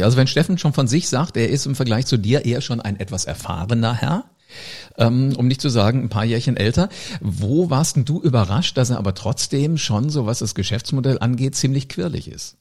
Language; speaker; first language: German; native; German